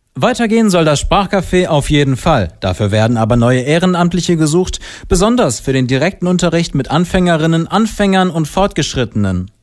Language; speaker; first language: German; native; German